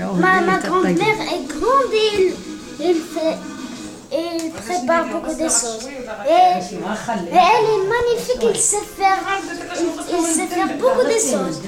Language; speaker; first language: French; non-native, learner; Arabic